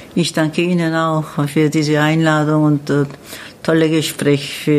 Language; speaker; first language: German; non-native, learner; Korean